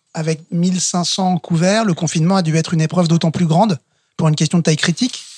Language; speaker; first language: French; native; French